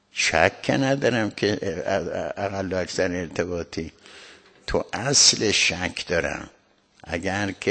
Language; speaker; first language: Persian; native; Persian